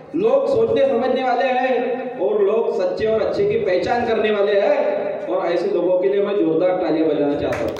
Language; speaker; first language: Hindi; non-native, local second language; Marathi